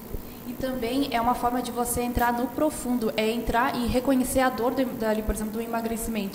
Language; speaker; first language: Portuguese; native; Portuguese